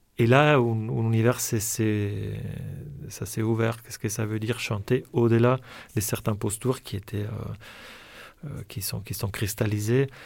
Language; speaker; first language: French; non-native, fluent; Italian